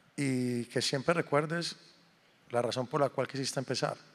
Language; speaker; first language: Spanish; native; Spanish